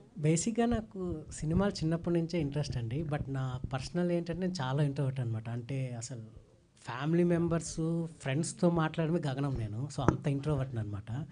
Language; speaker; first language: Telugu; native; Telugu